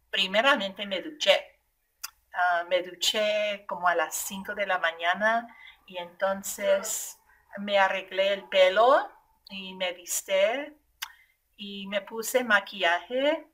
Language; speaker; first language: Spanish; non-native, fluent; English